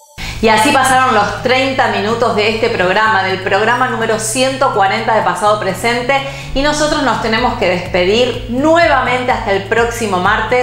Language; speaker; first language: Spanish; native; Spanish